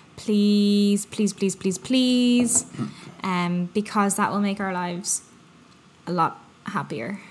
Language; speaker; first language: English; native; English